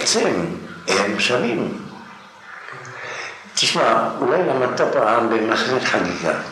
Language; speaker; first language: Hebrew; non-native, fluent; French